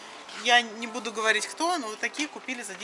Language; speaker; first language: Russian; native; Russian